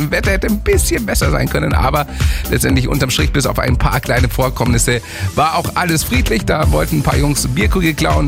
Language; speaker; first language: German; native; German